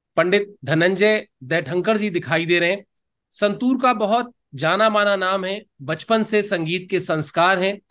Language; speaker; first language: Hindi; native; Hindi